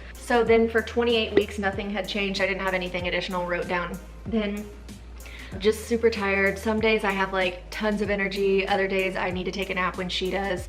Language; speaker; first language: English; native; English